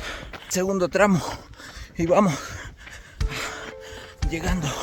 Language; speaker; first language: Spanish; native; Spanish